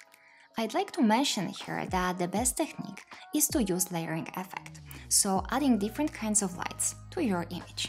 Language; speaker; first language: English; non-native, fluent; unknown